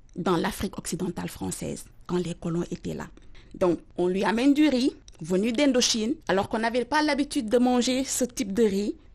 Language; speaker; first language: French; non-native, local second language; Wolof